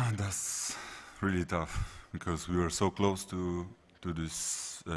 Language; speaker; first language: English; non-native, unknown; Polish